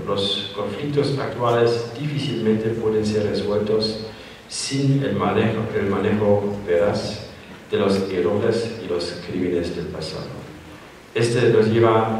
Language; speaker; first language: Spanish; non-native, fluent; German